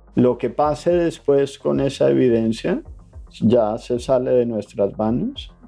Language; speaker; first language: Spanish; native; Spanish